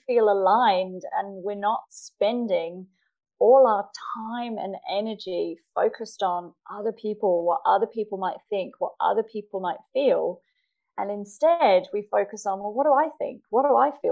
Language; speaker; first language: English; native; English